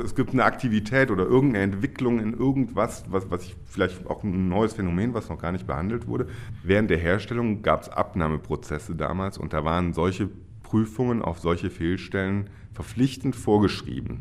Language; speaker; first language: German; native; German